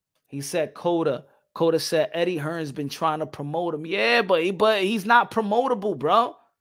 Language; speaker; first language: English; early bilingual, other home language; Spanish